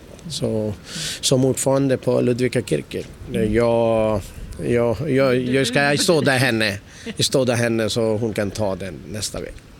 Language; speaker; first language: Swedish; non-native, learner; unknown